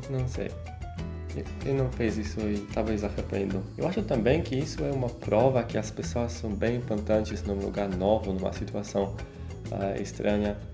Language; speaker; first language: Portuguese; non-native, fluent; Polish